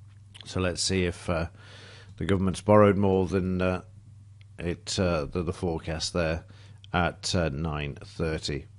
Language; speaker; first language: English; native; English